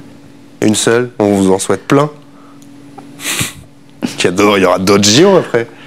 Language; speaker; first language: French; native; French